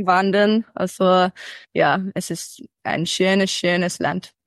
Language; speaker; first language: German; early bilingual, heritage; English